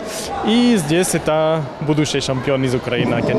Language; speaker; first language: Ukrainian; non-native, learner; French